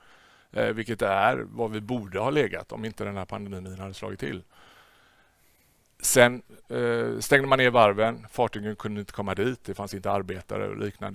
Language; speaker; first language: Swedish; native; Swedish